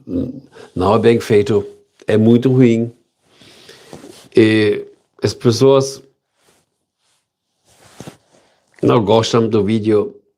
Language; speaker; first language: Portuguese; non-native, learner; German